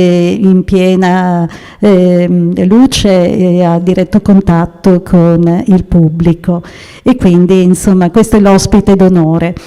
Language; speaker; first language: Italian; native; Italian